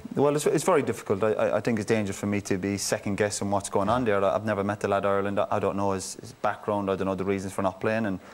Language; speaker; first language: English; native; English